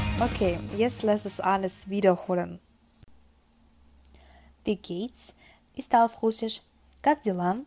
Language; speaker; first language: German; non-native, fluent; Russian